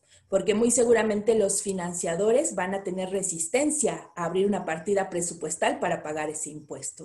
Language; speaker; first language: Spanish; native; Spanish